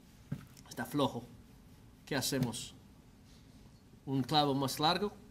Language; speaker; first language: Spanish; non-native, learner; English